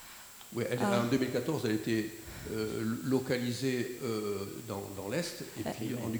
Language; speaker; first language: French; native; French